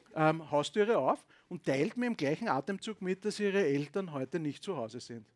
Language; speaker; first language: German; native; German